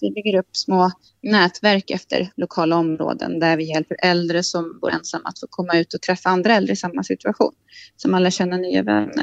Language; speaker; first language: Swedish; native; Swedish